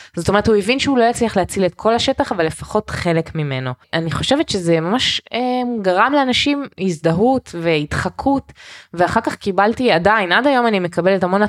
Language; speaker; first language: Hebrew; early bilingual, heritage; Hebrew